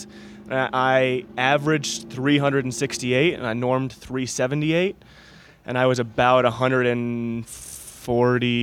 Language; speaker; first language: English; native; English